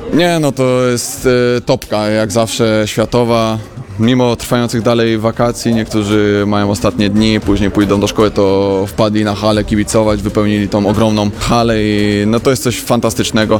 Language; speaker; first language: Polish; native; Polish